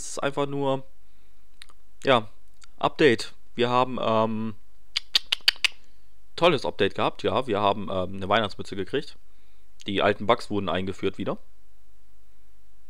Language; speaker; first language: German; native; German